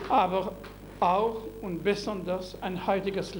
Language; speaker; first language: German; non-native, local second language; French